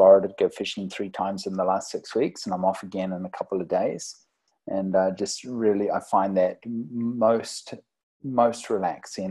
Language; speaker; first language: English; native; English